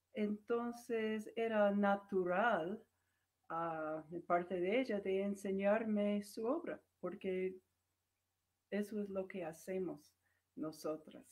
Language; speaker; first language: Spanish; non-native, fluent; English